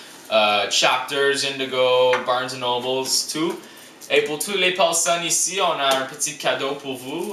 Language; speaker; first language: French; non-native, learner; English